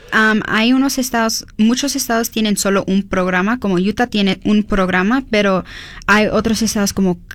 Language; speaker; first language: Spanish; early bilingual, heritage; Spanish